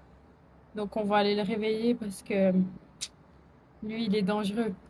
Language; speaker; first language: French; native; French